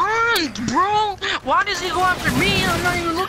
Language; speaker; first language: English; native; English